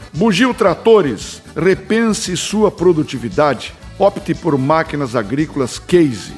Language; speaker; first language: Portuguese; native; Portuguese